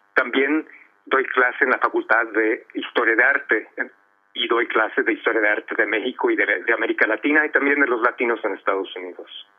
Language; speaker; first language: Spanish; early bilingual, heritage; Spanish